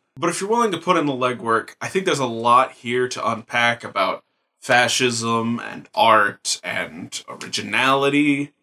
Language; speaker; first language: English; native; English